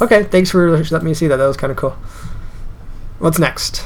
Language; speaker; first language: English; native; English